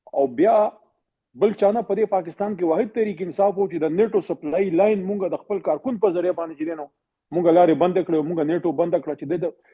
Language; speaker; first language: Pashto; native; Pashto